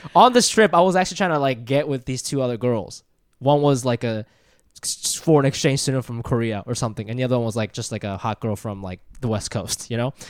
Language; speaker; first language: English; native; English